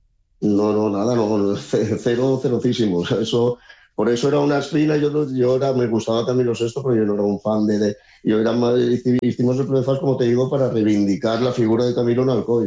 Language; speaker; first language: Spanish; native; Spanish